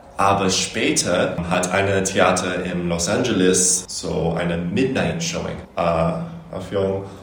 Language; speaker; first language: German; non-native, learner; English